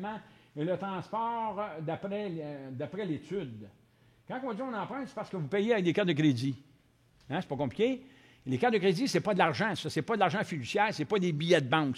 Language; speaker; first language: French; native; French